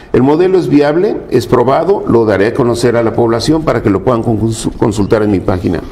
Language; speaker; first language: Spanish; native; Spanish